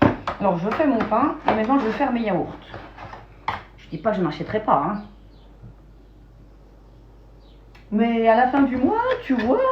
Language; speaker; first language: French; native; French